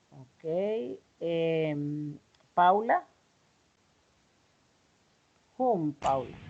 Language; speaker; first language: English; non-native, learner; Spanish